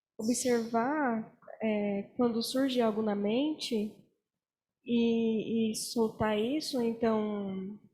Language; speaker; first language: Portuguese; native; Portuguese